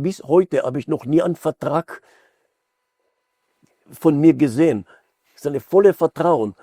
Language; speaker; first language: German; non-native, fluent; Hebrew